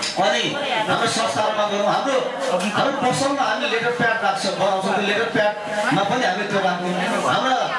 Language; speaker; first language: Nepali; non-native, local second language; Limbu